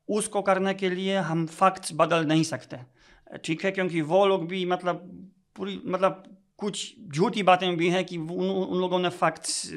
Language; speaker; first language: Hindi; non-native, fluent; Polish